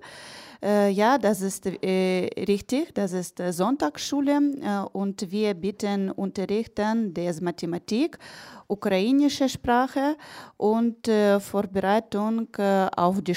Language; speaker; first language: German; non-native, learner; Ukrainian